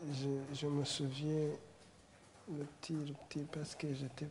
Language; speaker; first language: French; non-native, learner; Kinyarwanda